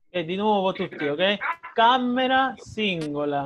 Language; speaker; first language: Italian; non-native, fluent; Spanish